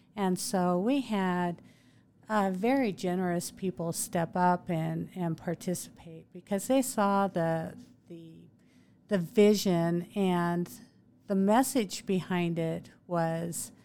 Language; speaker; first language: English; native; English